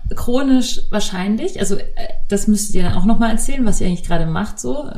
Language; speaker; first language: German; native; German